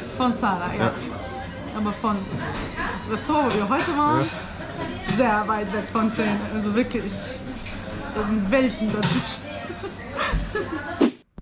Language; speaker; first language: German; early bilingual, other home language; Arabic